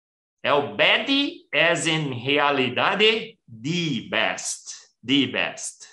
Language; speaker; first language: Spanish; non-native, learner; Portuguese